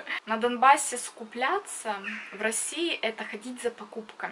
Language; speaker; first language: Russian; native; Russian